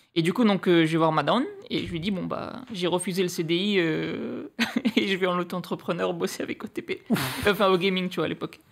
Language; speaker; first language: French; native; French